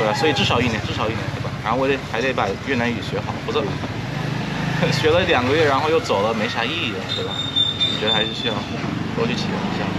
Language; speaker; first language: Chinese; early bilingual, heritage; Chinese